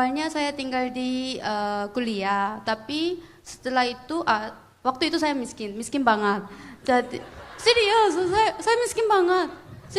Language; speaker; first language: Indonesian; non-native, fluent; Korean